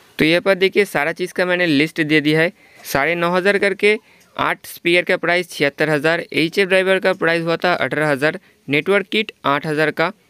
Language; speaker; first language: Hindi; non-native, local second language; Bangla